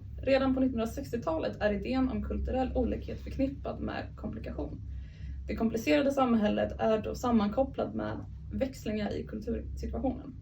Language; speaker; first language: Swedish; native; Swedish